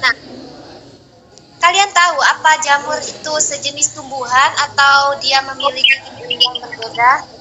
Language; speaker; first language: Indonesian; native; Indonesian